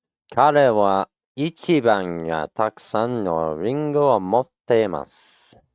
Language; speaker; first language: Japanese; non-native, learner; English